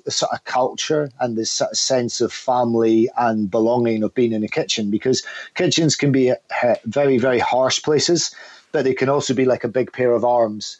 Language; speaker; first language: English; native; English